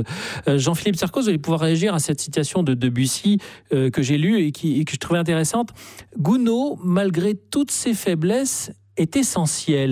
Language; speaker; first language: French; native; French